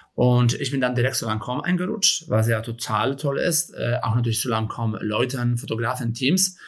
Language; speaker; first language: German; non-native, fluent; Polish